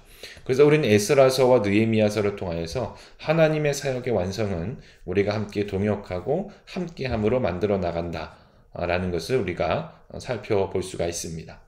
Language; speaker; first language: Korean; native; Korean